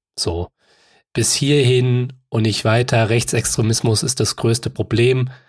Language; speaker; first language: German; native; German